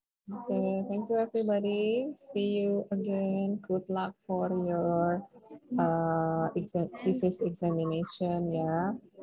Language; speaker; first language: English; non-native, fluent; Indonesian